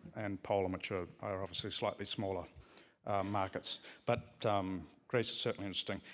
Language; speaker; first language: English; native; English